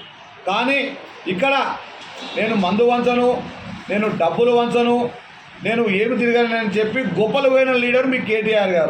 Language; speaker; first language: Telugu; native; Telugu